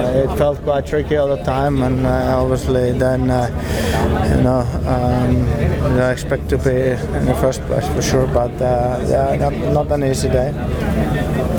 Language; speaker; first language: English; non-native, fluent; Finnish